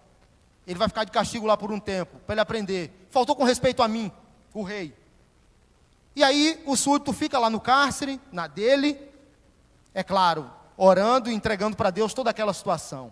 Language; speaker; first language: Portuguese; native; Portuguese